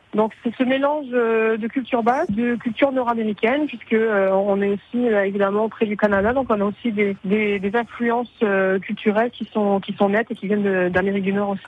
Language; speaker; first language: French; native; French